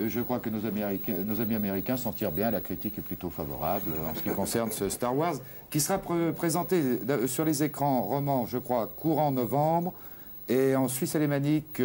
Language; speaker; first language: French; native; French